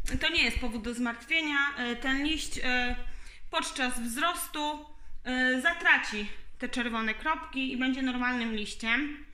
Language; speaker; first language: Polish; native; Polish